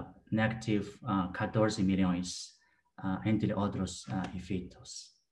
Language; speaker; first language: Portuguese; non-native, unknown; Chinese